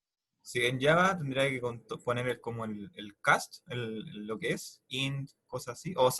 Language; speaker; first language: Spanish; native; Spanish